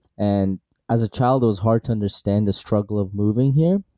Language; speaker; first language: English; early bilingual, other home language; Assyrian Neo-Aramaic